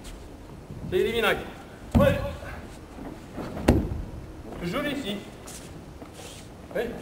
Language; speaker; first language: French; non-native, learner; Romanian